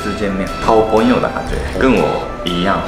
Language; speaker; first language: Chinese; non-native, fluent; Japanese